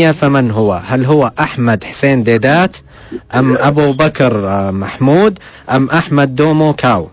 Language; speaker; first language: Arabic; native; Arabic